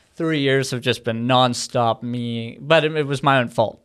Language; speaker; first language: English; native; English